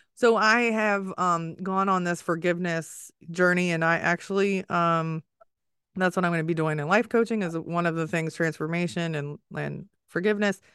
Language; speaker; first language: English; native; English